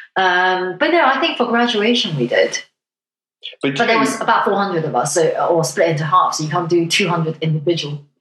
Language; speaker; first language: English; non-native, local second language; Cantonese